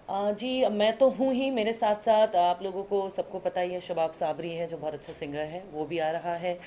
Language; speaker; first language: Hindi; non-native, local second language; Assamese